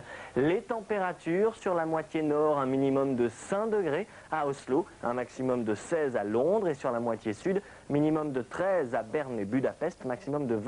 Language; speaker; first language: French; native; French